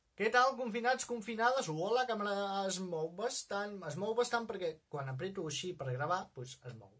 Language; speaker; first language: Catalan; non-native, local second language; Spanish